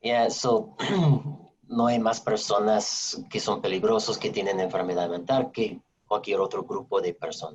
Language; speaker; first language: Spanish; non-native, fluent; English